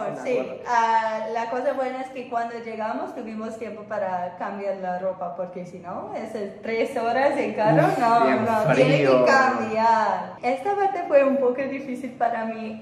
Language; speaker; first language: Spanish; non-native, fluent; English